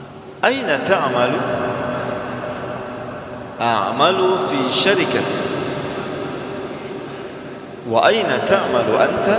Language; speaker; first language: Arabic; non-native, fluent; Indonesian